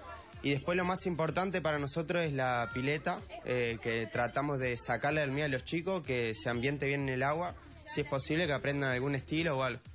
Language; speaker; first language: Spanish; native; Spanish